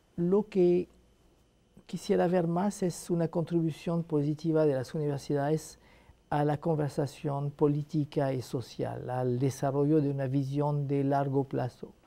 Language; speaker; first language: Spanish; non-native, fluent; Arabic